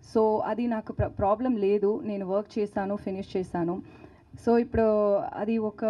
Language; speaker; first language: Telugu; non-native, learner; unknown